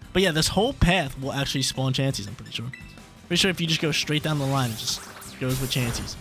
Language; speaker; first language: English; native; English